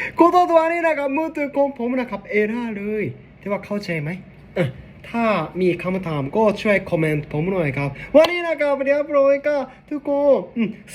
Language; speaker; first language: Thai; non-native, learner; Japanese